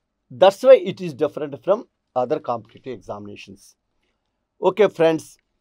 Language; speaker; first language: English; non-native, local second language; Telugu